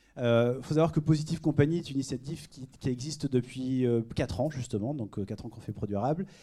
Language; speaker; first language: French; native; French